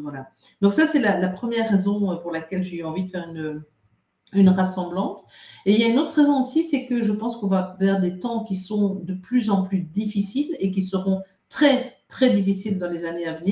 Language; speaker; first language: French; native; French